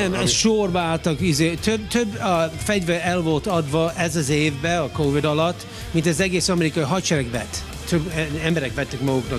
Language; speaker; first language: Hungarian; early bilingual, heritage; English